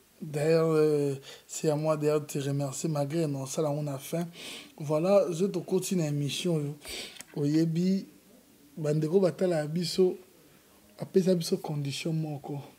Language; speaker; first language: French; non-native, local second language; Lingala